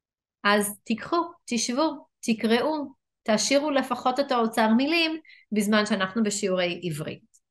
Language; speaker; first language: Hebrew; non-native, fluent; English